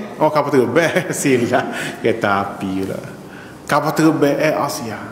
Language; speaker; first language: Malay; native; Malay